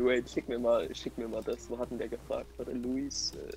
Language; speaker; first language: German; native; German